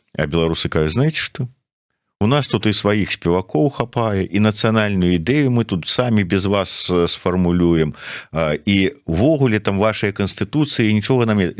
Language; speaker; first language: Belarusian; non-native, local second language; Russian